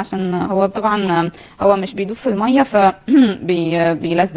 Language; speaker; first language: Arabic; native; Arabic